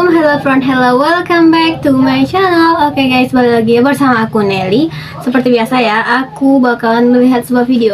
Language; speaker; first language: Indonesian; native; Indonesian